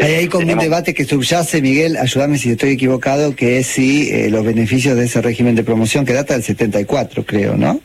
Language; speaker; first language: Spanish; native; Spanish